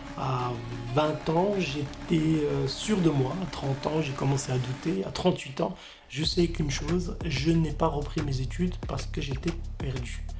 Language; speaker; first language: French; non-native, fluent; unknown